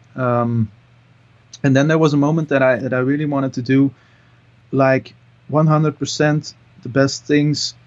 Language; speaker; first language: English; non-native, fluent; Dutch